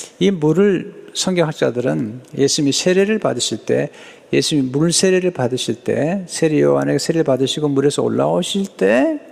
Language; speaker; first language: Korean; native; Korean